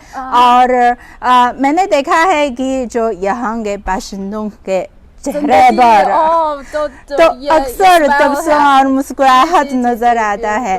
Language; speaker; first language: Urdu; non-native, fluent; Chinese